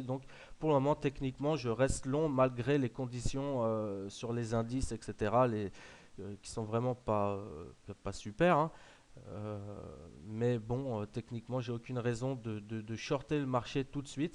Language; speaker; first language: French; native; French